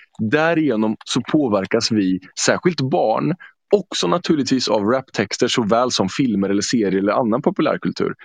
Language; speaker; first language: Swedish; early bilingual, other home language; Turkish